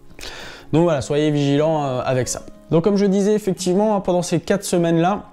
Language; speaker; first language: French; native; French